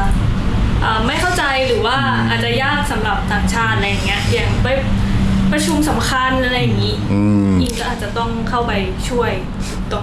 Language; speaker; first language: Thai; native; Thai